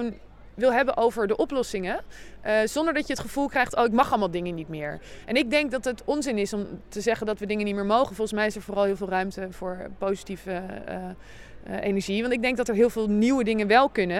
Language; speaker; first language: Dutch; native; Dutch